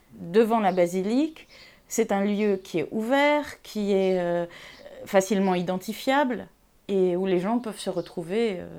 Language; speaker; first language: French; non-native, local second language; Arabic